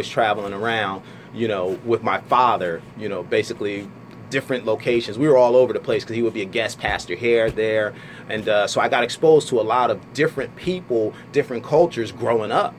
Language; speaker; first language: English; native; English